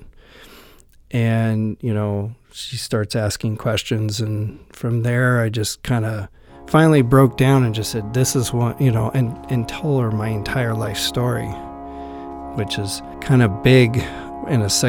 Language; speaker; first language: English; native; English